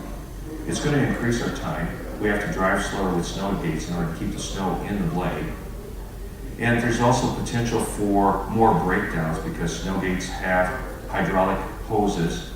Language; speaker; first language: English; native; English